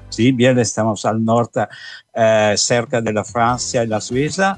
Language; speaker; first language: Spanish; non-native, learner; Italian